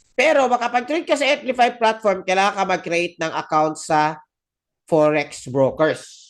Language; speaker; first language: Filipino; non-native, local second language; Cebuano